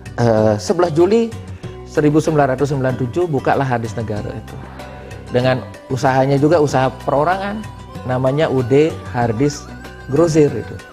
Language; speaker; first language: Indonesian; non-native, local second language; Balinese